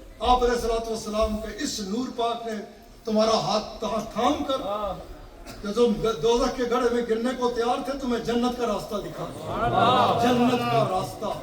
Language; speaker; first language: Urdu; native; Urdu